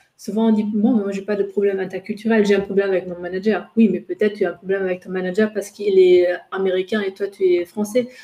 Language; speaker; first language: French; non-native, fluent; German